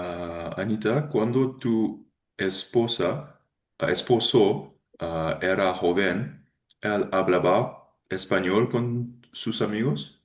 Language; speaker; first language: Spanish; non-native, learner; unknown